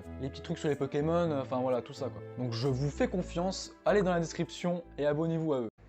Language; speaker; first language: French; native; French